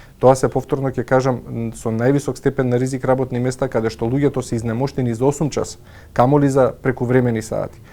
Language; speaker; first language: Macedonian; native; Macedonian